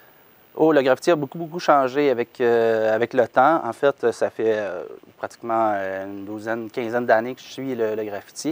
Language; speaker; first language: French; native; French